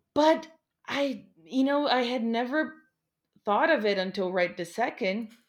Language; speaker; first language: English; non-native, fluent; Portuguese